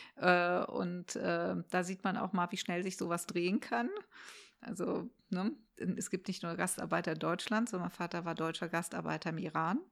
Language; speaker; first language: German; early bilingual, heritage; German